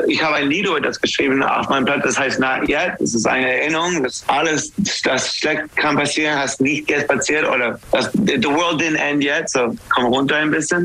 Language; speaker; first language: German; non-native, fluent; English